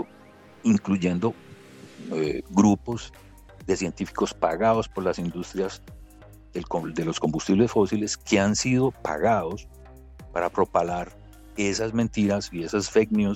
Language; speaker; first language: Spanish; native; Spanish